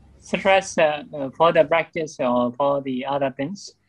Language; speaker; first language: English; non-native, learner; Burmese